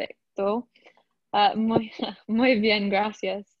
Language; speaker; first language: Spanish; non-native, learner; English